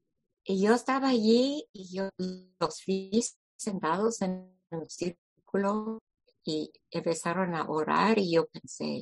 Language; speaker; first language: Spanish; non-native, fluent; English